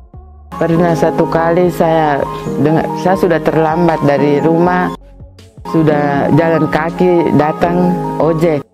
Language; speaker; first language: Indonesian; non-native, local second language; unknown